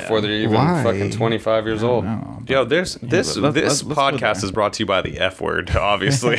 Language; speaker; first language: English; native; English